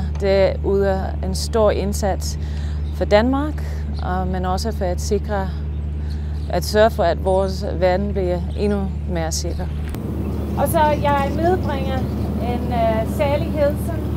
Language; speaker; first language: Danish; non-native, fluent; English